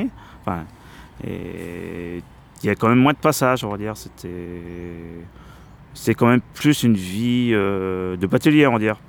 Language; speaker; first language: French; native; French